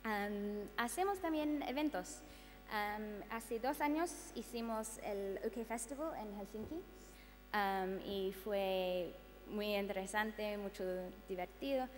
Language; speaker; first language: Spanish; non-native, fluent; English